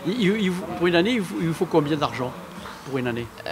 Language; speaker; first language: French; native; French